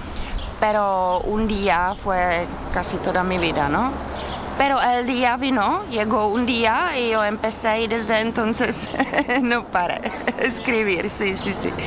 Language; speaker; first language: Spanish; non-native, fluent; Czech